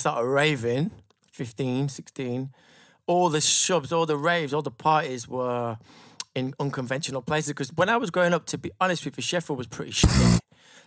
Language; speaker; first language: English; native; English